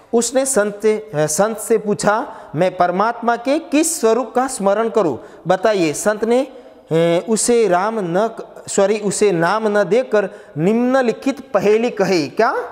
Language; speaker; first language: Hindi; non-native, local second language; Gujarati